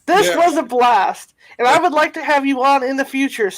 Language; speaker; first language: English; native; English